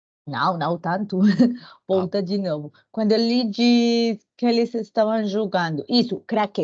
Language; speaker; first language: Portuguese; non-native, learner; Spanish